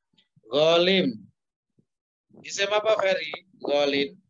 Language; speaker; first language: Arabic; non-native, fluent; Indonesian